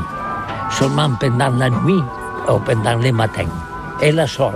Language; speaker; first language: French; non-native, learner; Catalan